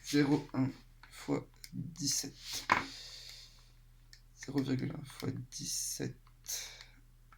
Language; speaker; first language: French; native; French